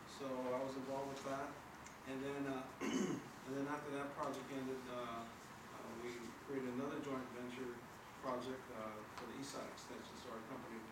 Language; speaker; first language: English; native; English